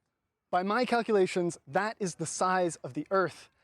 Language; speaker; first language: English; native; English